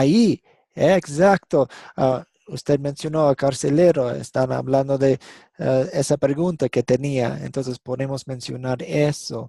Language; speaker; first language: Spanish; non-native, fluent; English